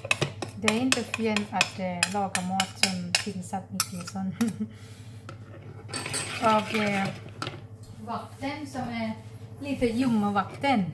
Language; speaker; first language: Swedish; non-native, learner; Thai